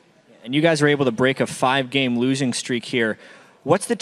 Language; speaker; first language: English; native; English